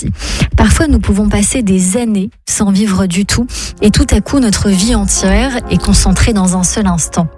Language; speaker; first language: French; native; French